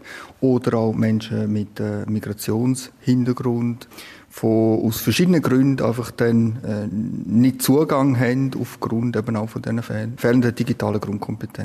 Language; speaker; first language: German; native; German